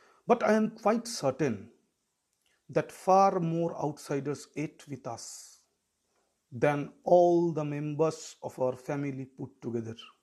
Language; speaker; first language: English; non-native, local second language; Bangla